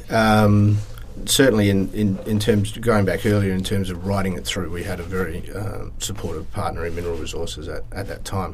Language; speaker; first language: English; native; English